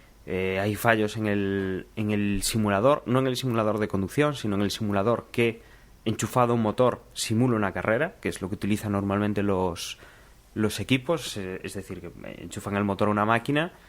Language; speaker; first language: Spanish; native; Spanish